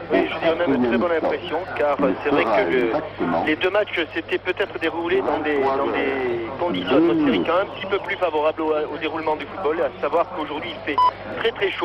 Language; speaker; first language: French; native; French